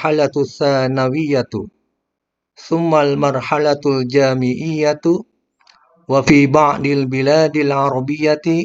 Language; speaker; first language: Arabic; non-native, fluent; Indonesian